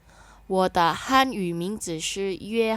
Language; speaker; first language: Chinese; non-native, learner; Indonesian